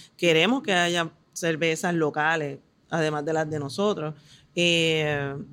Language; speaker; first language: Spanish; native; Spanish